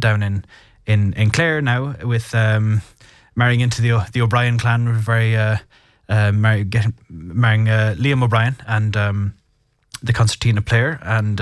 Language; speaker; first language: English; native; English